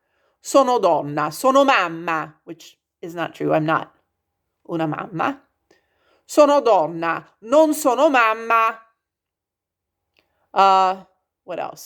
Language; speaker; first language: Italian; non-native, fluent; English